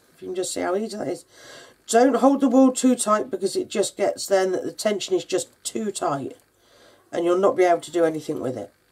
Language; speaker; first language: English; native; English